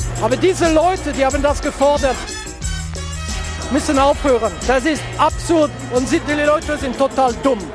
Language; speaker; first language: German; non-native, fluent; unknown